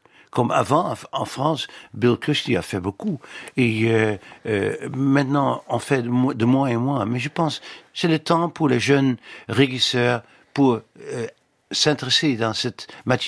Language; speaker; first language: French; non-native, fluent; Dutch